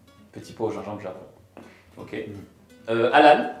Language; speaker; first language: French; native; French